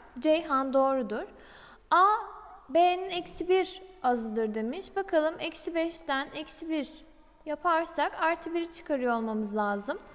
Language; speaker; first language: Turkish; native; Turkish